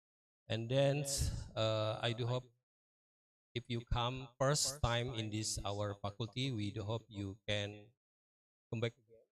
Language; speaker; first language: English; non-native, learner; Indonesian